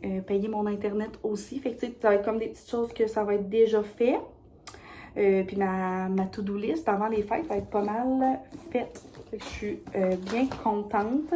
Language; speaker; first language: French; native; French